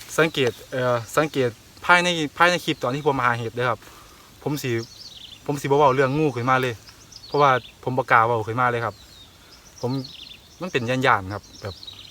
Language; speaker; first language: Thai; native; Thai